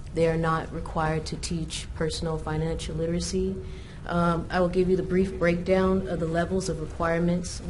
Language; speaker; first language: English; native; English